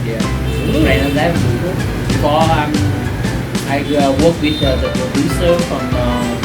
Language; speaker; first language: English; non-native, learner; Vietnamese